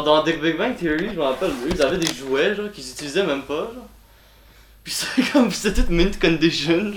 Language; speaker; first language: French; native; French